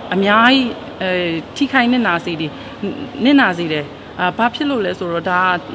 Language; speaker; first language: Burmese; non-native, local second language; Shwe Palaung